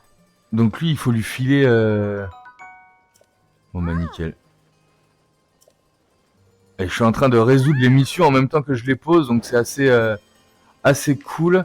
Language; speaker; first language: French; native; French